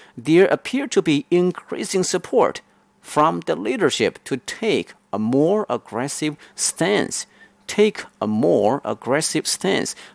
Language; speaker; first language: English; non-native, fluent; Chinese